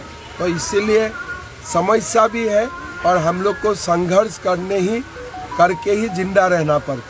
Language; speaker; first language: Hindi; non-native, local second language; Assamese